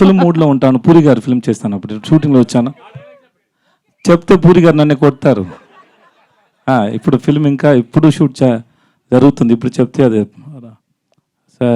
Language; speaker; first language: Telugu; non-native, learner; Tamil